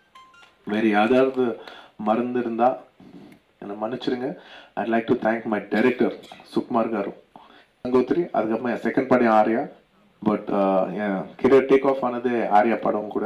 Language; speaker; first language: Tamil; non-native, local second language; Telugu